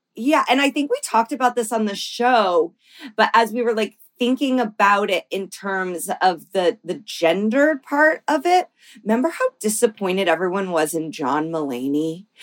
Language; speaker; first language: English; native; English